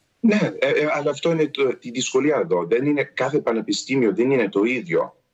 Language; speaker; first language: Greek; early bilingual, heritage; Greek